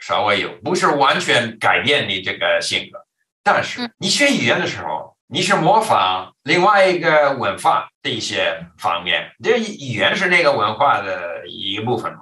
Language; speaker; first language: Chinese; non-native, fluent; English